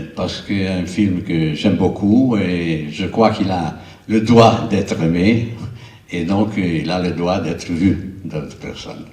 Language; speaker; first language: French; non-native, fluent; Italian